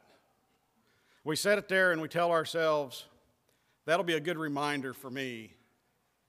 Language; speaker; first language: English; native; English